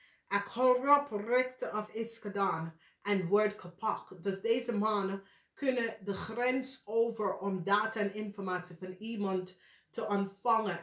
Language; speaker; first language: Dutch; non-native, fluent; English